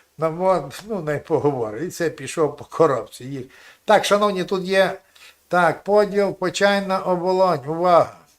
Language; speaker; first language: Ukrainian; native; Ukrainian